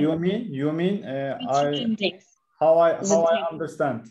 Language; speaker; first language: English; non-native, learner; Turkish